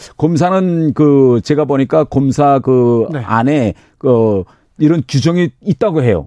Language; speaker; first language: Korean; native; Korean